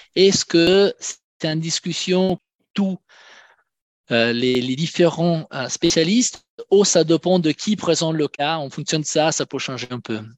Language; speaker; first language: French; non-native, fluent; Italian